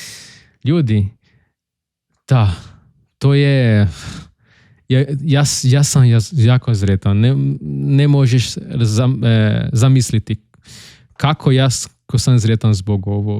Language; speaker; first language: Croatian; non-native, learner; Portuguese